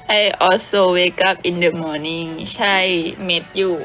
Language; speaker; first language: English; non-native, learner; Thai